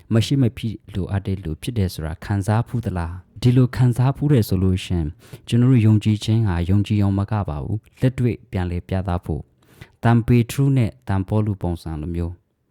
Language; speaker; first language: Burmese; native; Burmese